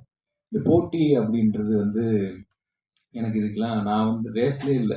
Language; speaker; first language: Tamil; native; Tamil